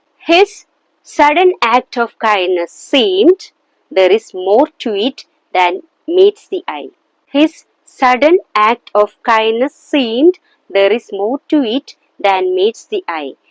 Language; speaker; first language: English; non-native, local second language; Malayalam